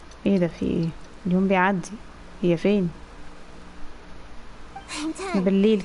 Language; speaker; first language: Arabic; native; Arabic